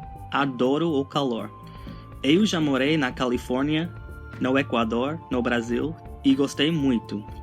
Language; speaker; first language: Portuguese; non-native, fluent; English